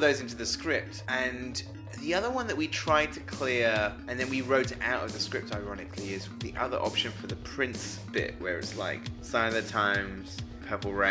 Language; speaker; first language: English; native; English